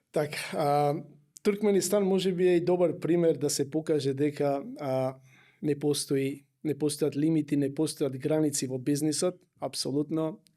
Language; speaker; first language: Macedonian; native; Macedonian